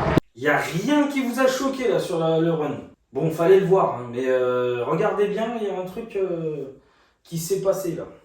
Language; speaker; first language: French; native; French